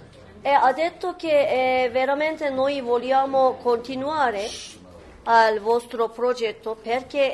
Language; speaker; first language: Italian; non-native, learner; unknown